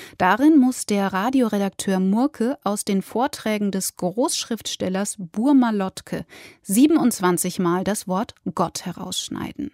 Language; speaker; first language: German; native; German